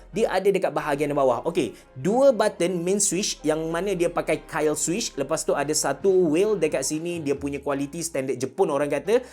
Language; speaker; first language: Malay; native; Malay